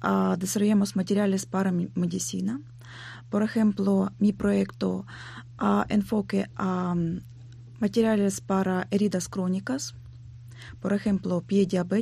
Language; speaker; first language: Spanish; non-native, learner; Ukrainian